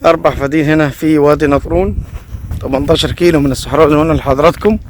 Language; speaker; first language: Arabic; native; Arabic